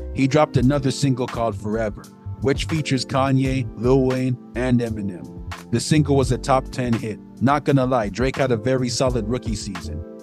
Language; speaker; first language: English; native; English